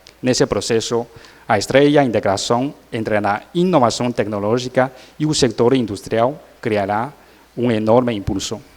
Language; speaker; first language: Portuguese; non-native, learner; Chinese